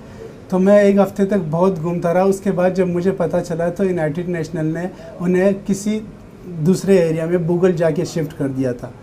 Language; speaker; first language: Hindi; non-native, fluent; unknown